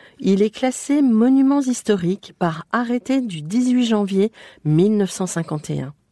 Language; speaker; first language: French; native; French